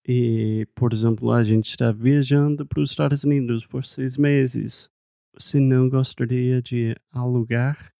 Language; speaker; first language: Portuguese; non-native, fluent; English